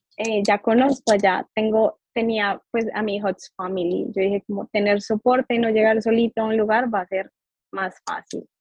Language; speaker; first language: Spanish; native; Spanish